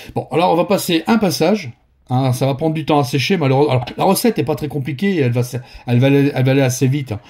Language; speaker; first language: French; native; French